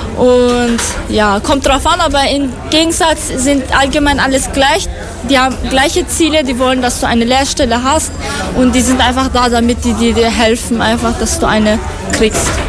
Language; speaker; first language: German; non-native, fluent; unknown